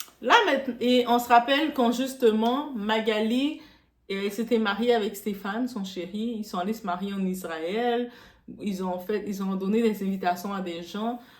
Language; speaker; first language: French; non-native, local second language; Arabic